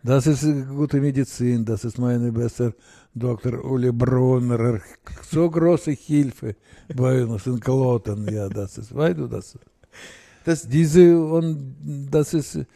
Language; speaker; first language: German; non-native, learner; Russian